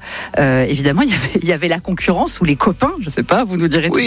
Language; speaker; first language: French; native; French